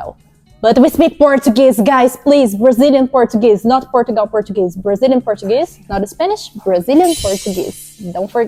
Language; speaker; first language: English; non-native, fluent; Portuguese